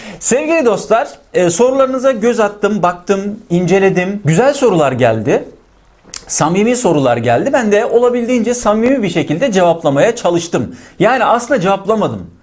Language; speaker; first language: Turkish; native; Turkish